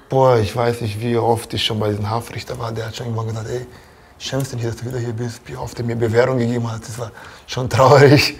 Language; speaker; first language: German; non-native, fluent; Portuguese